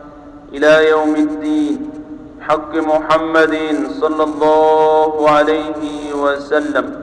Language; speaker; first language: Arabic; non-native, fluent; Sasak